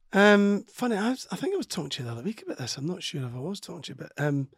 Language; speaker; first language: English; native; English